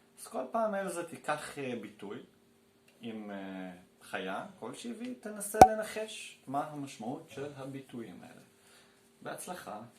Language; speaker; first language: Hebrew; native; Hebrew